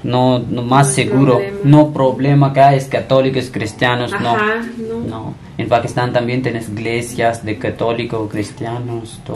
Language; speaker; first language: Spanish; non-native, learner; Punjabi